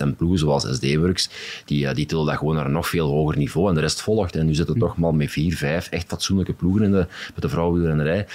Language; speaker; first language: Dutch; native; Dutch